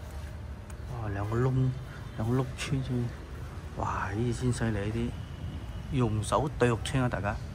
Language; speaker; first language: Chinese; early bilingual, heritage; Cantonese